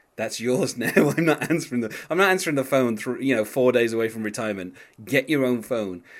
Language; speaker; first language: English; native; English